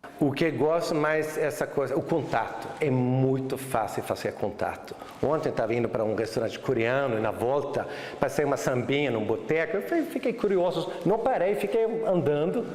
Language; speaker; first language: Portuguese; non-native, fluent; Swedish